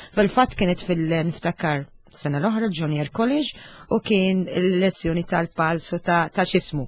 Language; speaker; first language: Maltese; non-native, fluent; Arabic